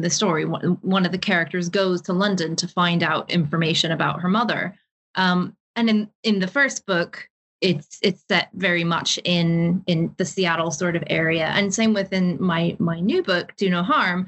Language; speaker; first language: English; native; English